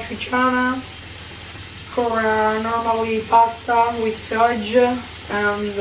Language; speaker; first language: English; non-native, learner; Italian